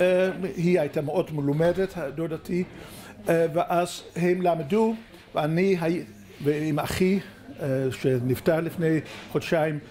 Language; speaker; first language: Hebrew; non-native, fluent; Dutch